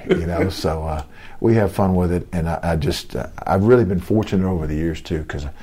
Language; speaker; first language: English; native; English